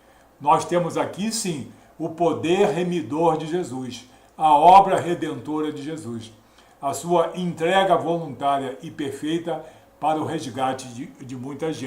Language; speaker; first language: Portuguese; native; Portuguese